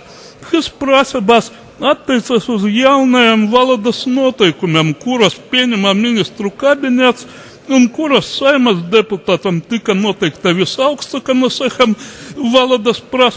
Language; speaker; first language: Latvian; non-native, local second language; Russian